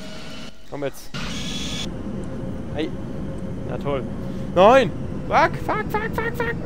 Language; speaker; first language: German; native; German